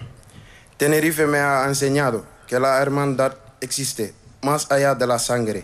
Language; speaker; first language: Spanish; non-native, learner; Wolof